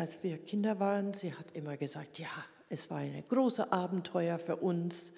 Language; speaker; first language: German; early bilingual, heritage; German